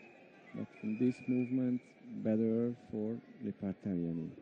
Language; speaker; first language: English; non-native, learner; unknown